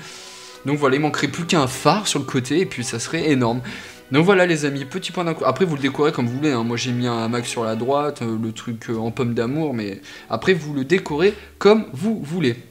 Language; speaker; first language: French; native; French